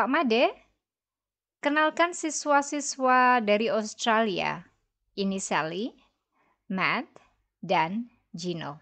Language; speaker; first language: Indonesian; native; Indonesian